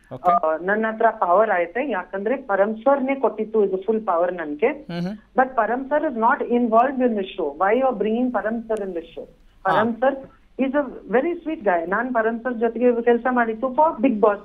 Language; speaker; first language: Kannada; non-native, learner; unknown